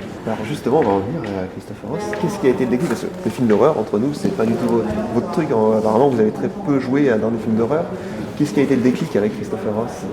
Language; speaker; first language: French; native; French